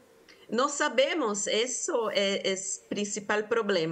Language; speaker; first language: Spanish; non-native, fluent; Portuguese